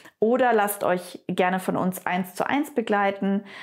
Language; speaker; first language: German; native; German